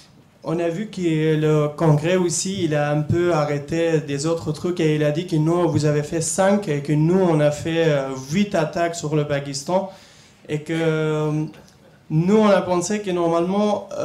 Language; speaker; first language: French; non-native, fluent; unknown